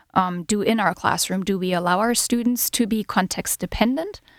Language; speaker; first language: English; non-native, fluent; German